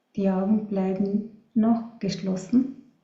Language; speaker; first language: German; non-native, learner; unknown